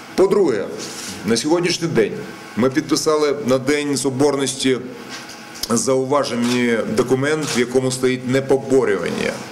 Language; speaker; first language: Ukrainian; non-native, local second language; Russian